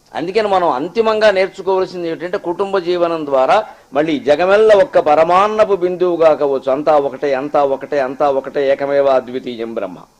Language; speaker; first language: Telugu; native; Telugu